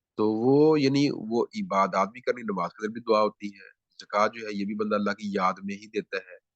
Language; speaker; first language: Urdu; non-native, local second language; Punjabi